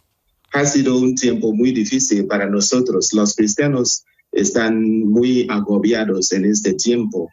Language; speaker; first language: Spanish; non-native, fluent; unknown